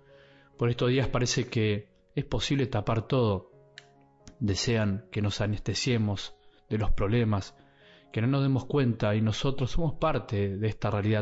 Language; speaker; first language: Spanish; native; Spanish